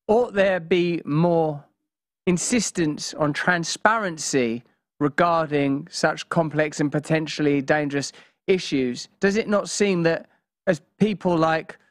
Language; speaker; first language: English; native; English